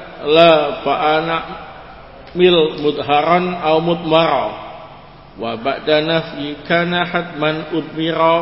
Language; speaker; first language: Arabic; non-native, learner; Indonesian